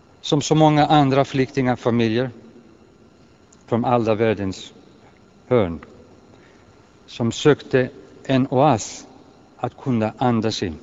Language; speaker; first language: Swedish; non-native, fluent; Greek